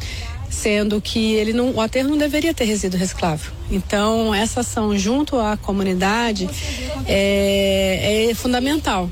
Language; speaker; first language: Portuguese; native; Portuguese